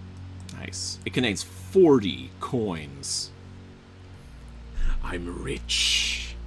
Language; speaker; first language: English; native; English